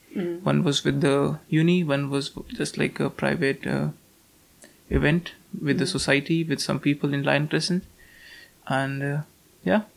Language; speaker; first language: English; non-native, local second language; Hindi